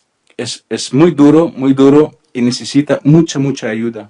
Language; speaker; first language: Spanish; non-native, learner; Filipino